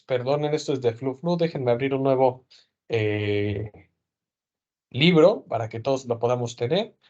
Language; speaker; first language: Spanish; native; Spanish